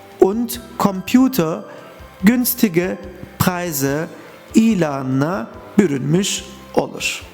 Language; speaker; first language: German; non-native, fluent; Turkish